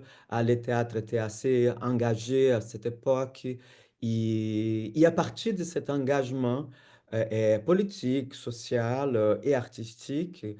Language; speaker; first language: French; non-native, fluent; Portuguese